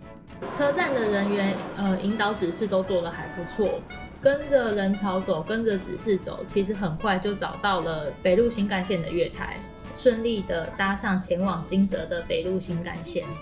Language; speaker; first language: Chinese; native; Chinese